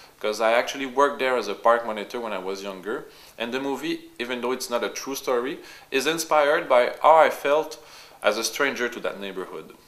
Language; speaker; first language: English; native; English